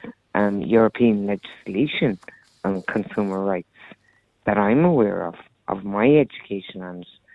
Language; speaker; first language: English; native; English